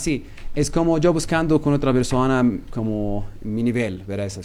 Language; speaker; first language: Spanish; non-native, learner; Arabic